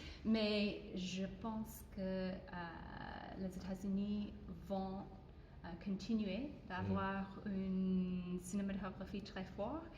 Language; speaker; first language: French; non-native, fluent; English